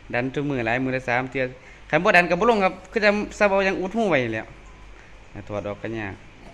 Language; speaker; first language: Thai; native; Thai